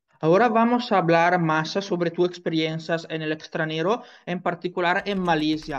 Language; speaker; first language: Spanish; non-native, learner; Italian